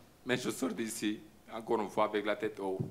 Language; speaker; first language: French; non-native, fluent; Romanian